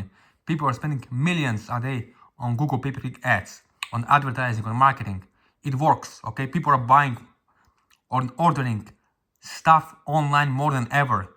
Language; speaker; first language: English; non-native, fluent; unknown